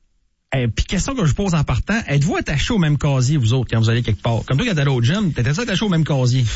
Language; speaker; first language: French; native; French